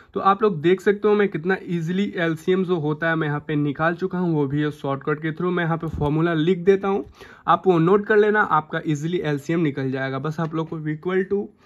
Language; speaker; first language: Hindi; native; Hindi